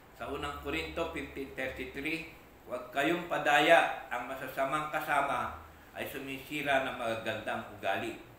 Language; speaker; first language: Filipino; non-native, local second language; Iloko